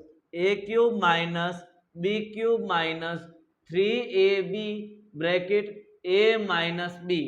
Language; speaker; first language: Hindi; native; Hindi